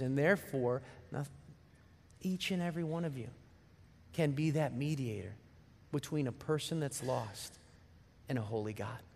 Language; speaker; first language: English; native; English